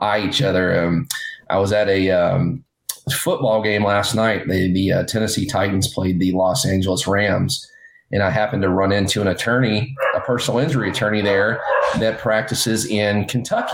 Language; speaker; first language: English; native; English